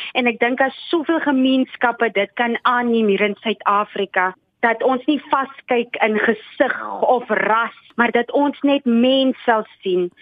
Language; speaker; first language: Afrikaans; native; Afrikaans